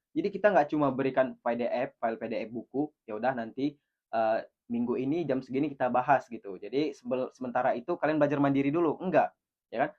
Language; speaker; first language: Indonesian; native; Indonesian